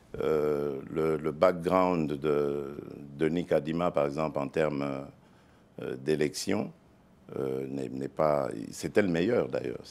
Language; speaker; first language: French; non-native, local second language; Luba-Lulua